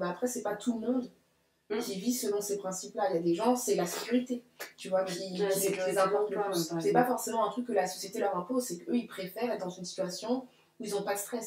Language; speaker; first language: French; native; French